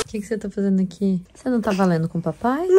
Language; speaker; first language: Portuguese; native; Portuguese